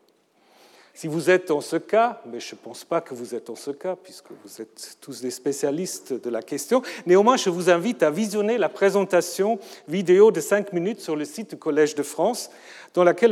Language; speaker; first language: French; non-native, fluent; German